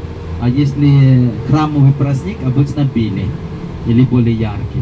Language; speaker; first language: Russian; non-native, learner; Balinese